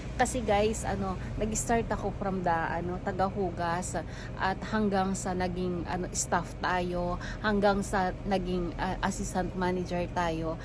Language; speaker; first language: Filipino; native; Filipino